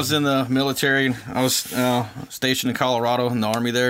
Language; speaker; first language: English; native; English